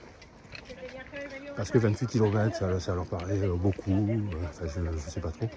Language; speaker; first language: French; native; French